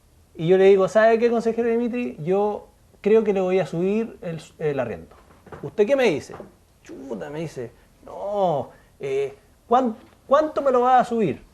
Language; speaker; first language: Spanish; native; Spanish